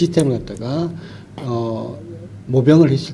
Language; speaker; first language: Korean; native; Korean